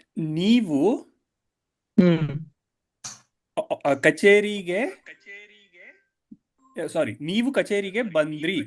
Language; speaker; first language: Kannada; non-native, learner; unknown